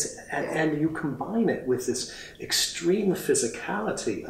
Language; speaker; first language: English; native; English